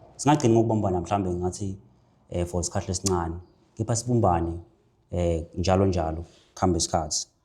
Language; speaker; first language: Zulu; non-native, local second language; Swati